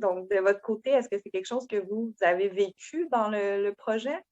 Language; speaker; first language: French; native; French